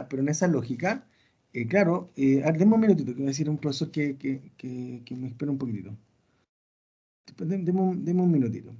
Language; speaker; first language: Spanish; native; Spanish